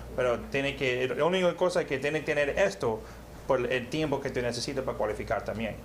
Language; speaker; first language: Spanish; early bilingual, heritage; Spanish